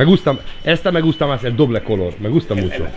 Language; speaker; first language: Spanish; non-native, learner; Hungarian